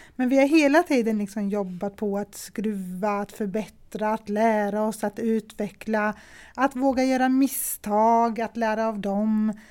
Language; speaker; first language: Swedish; native; Swedish